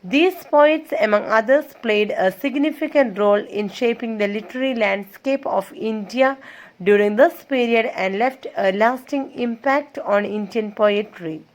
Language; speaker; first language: English; non-native, local second language; Malayalam